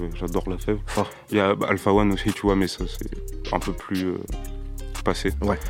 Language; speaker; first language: French; early bilingual, other home language; Romanian